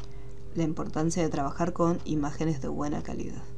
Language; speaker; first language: Spanish; native; Spanish